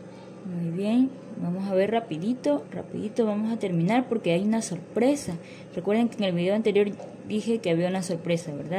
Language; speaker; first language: Spanish; native; Spanish